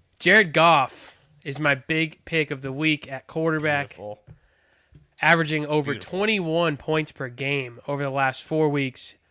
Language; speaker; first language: English; native; English